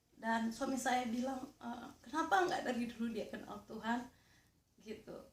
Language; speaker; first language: Indonesian; native; Indonesian